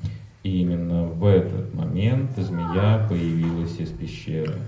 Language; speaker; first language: Russian; native; Russian